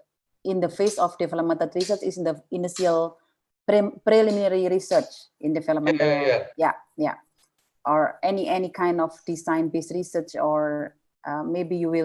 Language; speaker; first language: English; non-native, fluent; Indonesian